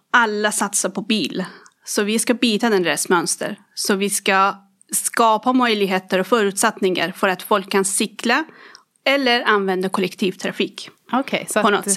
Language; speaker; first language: Swedish; non-native, fluent; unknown